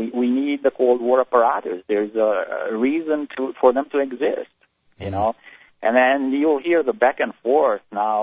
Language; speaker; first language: English; native; English